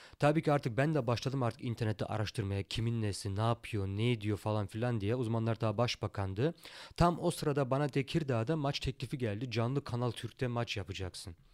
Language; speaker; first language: Turkish; early bilingual, heritage; Turkish